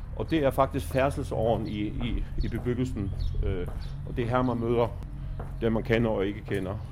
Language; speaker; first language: Danish; native; Danish